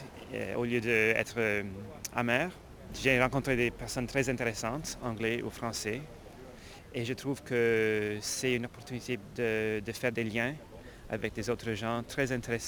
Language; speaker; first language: French; non-native, fluent; English